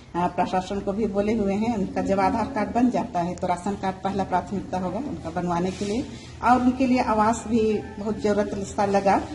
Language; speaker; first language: Hindi; native; Hindi